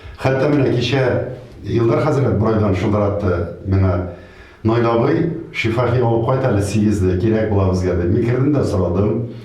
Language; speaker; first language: Tatar; native; Tatar